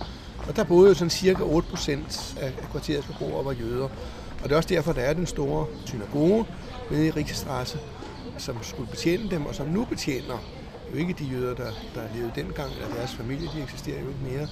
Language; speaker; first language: Danish; native; Danish